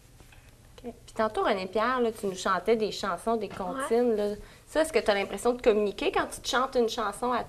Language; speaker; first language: French; native; French